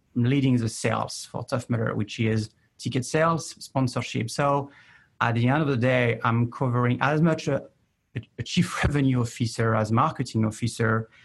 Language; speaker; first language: English; non-native, fluent; French